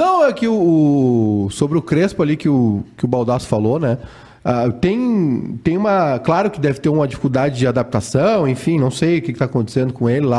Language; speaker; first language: Portuguese; native; Portuguese